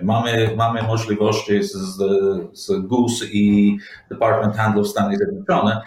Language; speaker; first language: Polish; non-native, learner; English